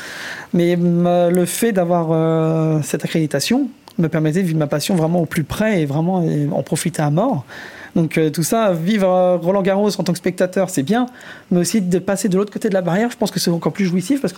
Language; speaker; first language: French; native; French